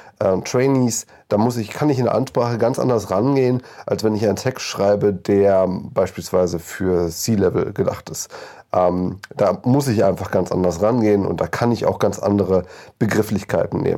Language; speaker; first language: German; native; German